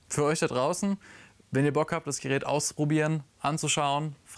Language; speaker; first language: German; native; German